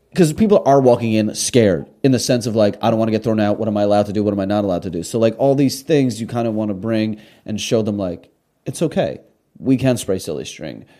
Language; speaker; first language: English; early bilingual, other home language; Russian